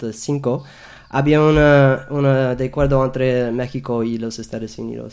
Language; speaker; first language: Spanish; non-native, fluent; English